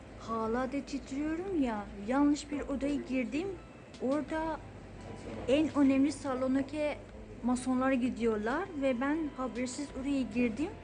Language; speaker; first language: Turkish; non-native, fluent; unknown